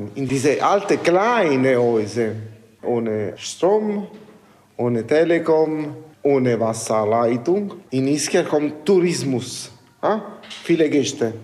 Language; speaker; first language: German; non-native, learner; Italian